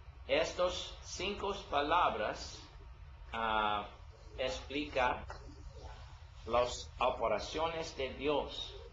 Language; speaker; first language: Spanish; non-native, learner; English